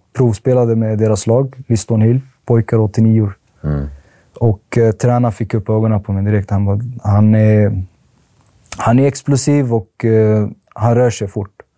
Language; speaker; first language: Swedish; early bilingual, other home language; Arabic